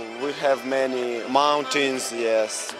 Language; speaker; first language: English; non-native, learner; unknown